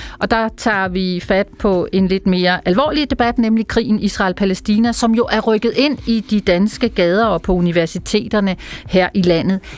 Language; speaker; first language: Danish; native; Danish